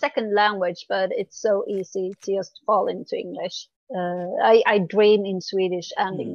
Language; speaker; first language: English; non-native, fluent; Swedish